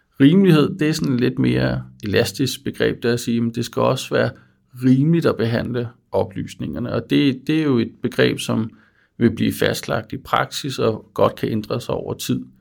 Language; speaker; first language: Danish; native; Danish